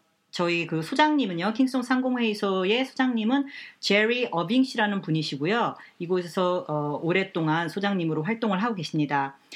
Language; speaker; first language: Korean; native; Korean